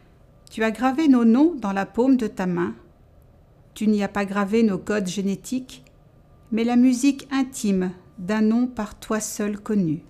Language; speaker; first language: French; native; French